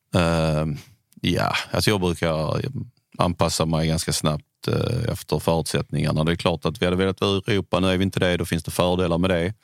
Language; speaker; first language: Swedish; native; Swedish